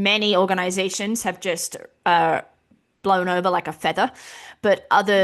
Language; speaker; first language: English; native; English